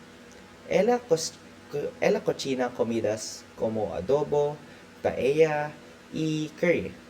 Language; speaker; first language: Spanish; non-native, learner; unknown